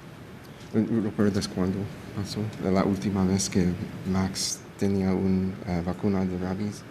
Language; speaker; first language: Spanish; early bilingual, heritage; English